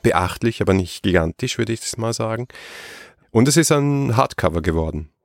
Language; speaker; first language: German; native; German